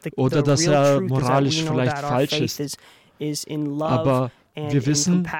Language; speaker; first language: German; non-native, fluent; English